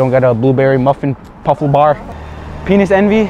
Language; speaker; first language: English; native; English